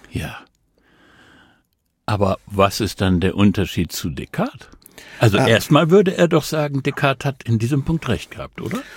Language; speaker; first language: German; native; German